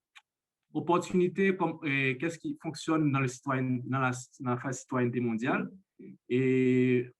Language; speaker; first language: French; non-native, local second language; Haitian Creole